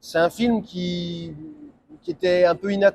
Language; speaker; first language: French; native; French